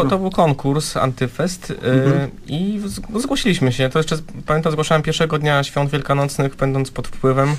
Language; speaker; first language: Polish; native; Polish